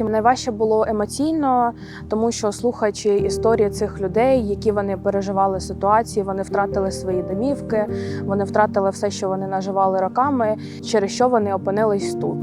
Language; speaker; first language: Ukrainian; native; Ukrainian